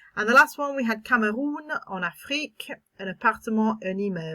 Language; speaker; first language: French; non-native, fluent; English